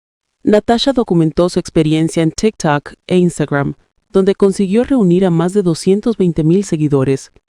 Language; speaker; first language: Spanish; native; Spanish